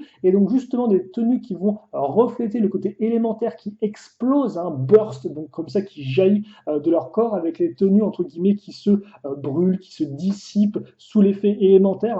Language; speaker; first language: French; native; French